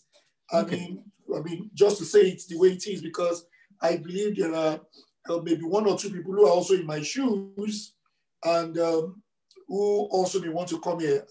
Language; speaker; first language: English; non-native, local second language; Yoruba